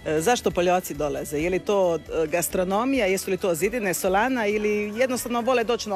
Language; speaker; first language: Serbian; native; Serbian